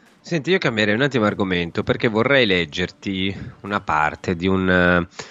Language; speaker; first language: Italian; native; Italian